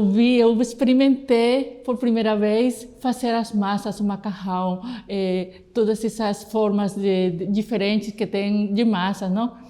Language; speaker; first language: Portuguese; non-native, fluent; Spanish